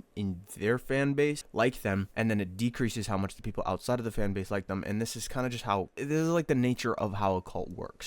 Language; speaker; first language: English; native; English